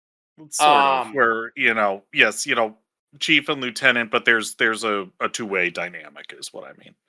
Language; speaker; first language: English; native; English